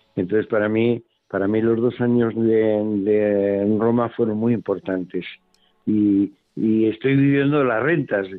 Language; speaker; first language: Spanish; native; Spanish